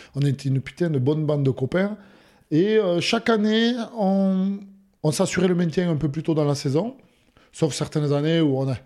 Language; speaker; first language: French; native; French